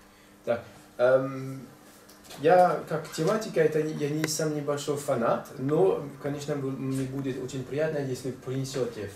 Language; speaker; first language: Russian; non-native, fluent; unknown